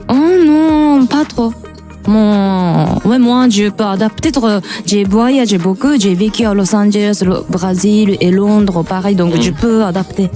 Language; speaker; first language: French; non-native, fluent; Japanese